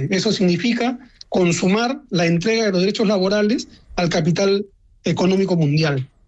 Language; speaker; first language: Spanish; native; Spanish